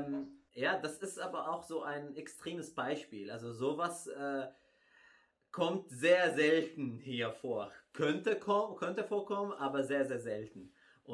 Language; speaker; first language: German; non-native, fluent; Arabic